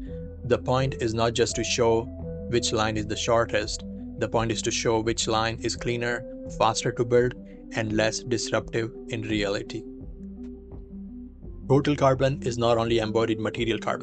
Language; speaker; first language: English; non-native, fluent; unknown